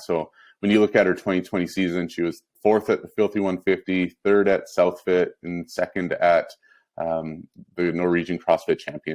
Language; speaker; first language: English; native; English